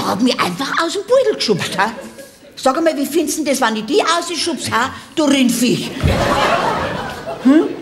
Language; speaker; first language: German; native; German